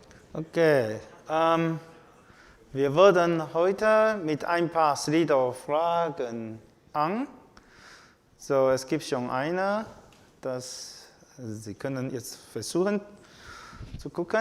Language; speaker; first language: German; non-native, learner; Chinese